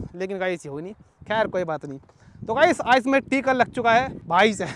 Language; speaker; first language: Hindi; native; Hindi